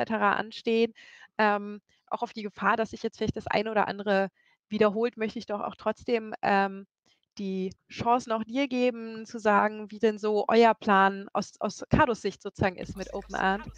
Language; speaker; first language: German; native; German